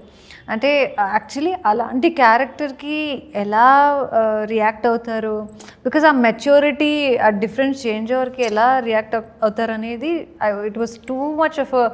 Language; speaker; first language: Telugu; non-native, learner; Kannada